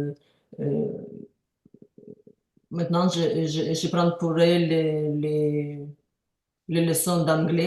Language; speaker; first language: French; non-native, learner; Ukrainian